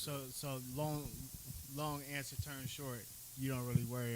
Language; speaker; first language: English; native; English